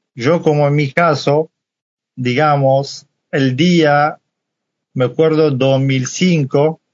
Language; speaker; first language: Spanish; non-native, fluent; Arabic